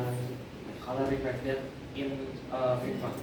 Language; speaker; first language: English; non-native, learner; Indonesian